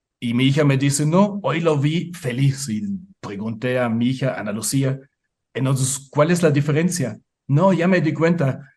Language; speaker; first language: Spanish; non-native, fluent; German